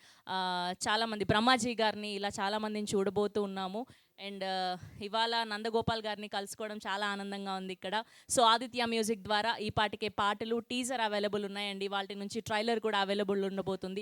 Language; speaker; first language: Telugu; native; Telugu